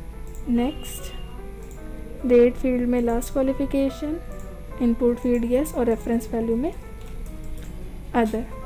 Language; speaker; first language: Hindi; native; Hindi